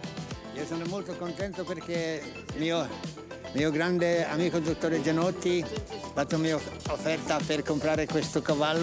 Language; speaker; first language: Italian; non-native, learner; Czech